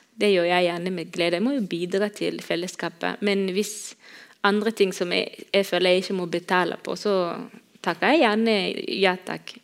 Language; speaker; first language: Norwegian; non-native, fluent; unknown